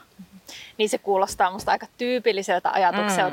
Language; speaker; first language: Finnish; native; Finnish